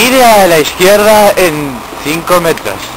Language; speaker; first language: Spanish; native; Spanish